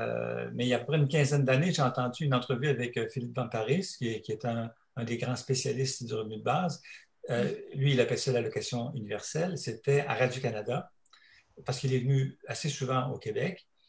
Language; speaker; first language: French; native; French